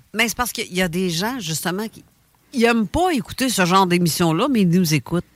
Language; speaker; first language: French; native; French